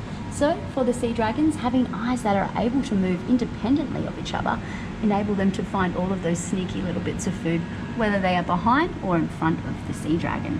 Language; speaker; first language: English; native; English